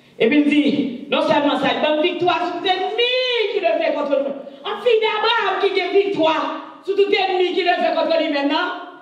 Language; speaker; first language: French; non-native, local second language; Haitian Creole